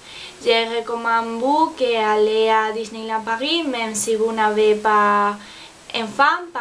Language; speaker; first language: French; non-native, learner; Spanish